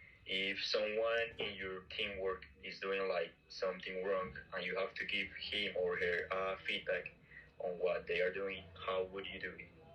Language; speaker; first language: English; non-native, fluent; Spanish